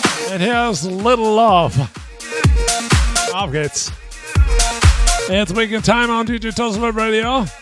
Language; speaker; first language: English; non-native, learner; German